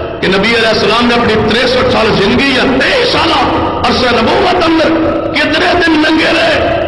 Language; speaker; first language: Urdu; non-native, local second language; Punjabi